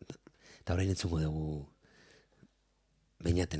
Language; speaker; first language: Basque; non-native, fluent; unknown